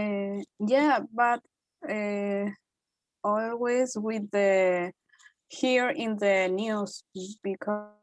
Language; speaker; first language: English; non-native, learner; Spanish